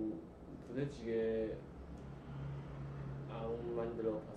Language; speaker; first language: Korean; non-native, learner; Chinese